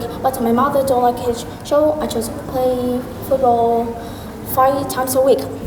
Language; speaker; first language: English; non-native, learner; Vietnamese